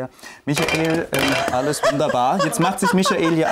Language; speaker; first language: German; native; German